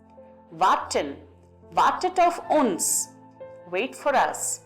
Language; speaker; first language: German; non-native, fluent; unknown